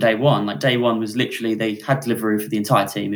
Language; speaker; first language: English; native; English